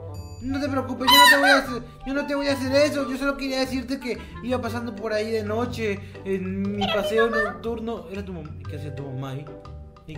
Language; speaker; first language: Spanish; native; Spanish